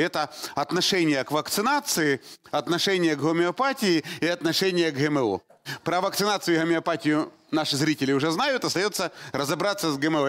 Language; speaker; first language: Russian; native; Russian